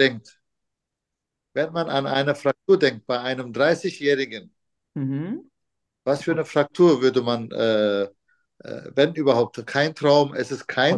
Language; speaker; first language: German; non-native, fluent; Turkish